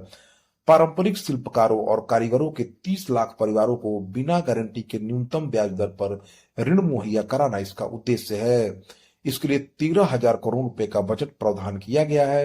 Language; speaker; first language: Hindi; native; Hindi